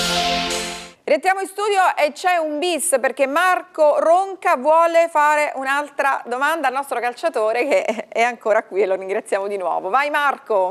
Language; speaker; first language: Italian; native; Italian